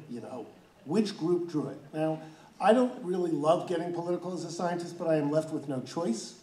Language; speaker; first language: English; native; English